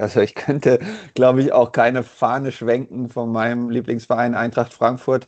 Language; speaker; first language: German; native; German